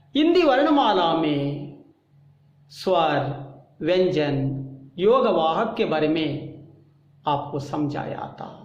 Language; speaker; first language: Hindi; non-native, local second language; Kannada